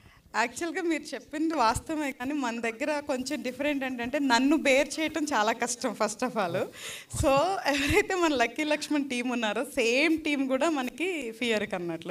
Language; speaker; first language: Telugu; native; Telugu